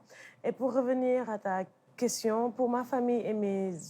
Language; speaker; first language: French; non-native, local second language; Wolof